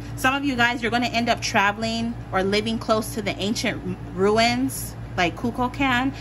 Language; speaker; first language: English; native; English